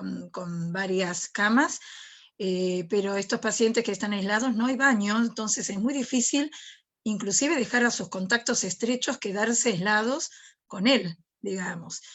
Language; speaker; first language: Spanish; native; Spanish